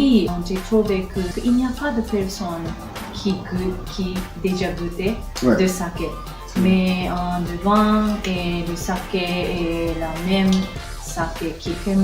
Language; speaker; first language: French; non-native, learner; Japanese